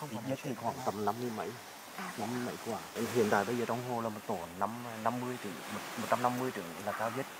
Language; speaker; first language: Vietnamese; native; Vietnamese